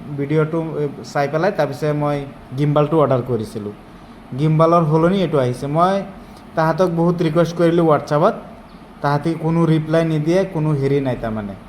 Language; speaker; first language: Assamese; native; Assamese